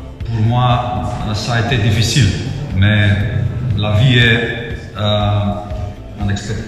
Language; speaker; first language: French; non-native, learner; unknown